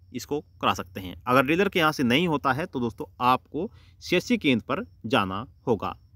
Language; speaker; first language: Hindi; native; Hindi